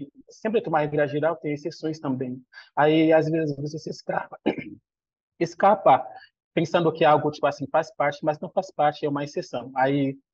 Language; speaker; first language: Portuguese; non-native, fluent; Haitian Creole